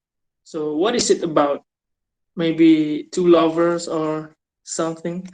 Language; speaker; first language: English; non-native, fluent; Indonesian